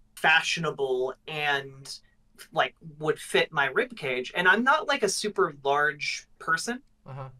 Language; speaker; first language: English; native; English